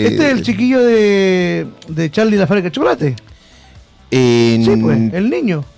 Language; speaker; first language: Spanish; native; Spanish